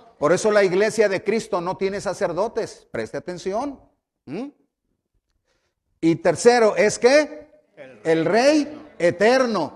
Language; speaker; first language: Spanish; native; Spanish